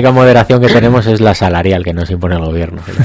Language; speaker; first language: Spanish; native; Spanish